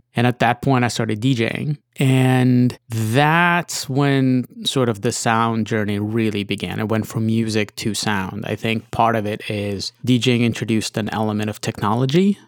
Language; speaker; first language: English; early bilingual, other home language; Russian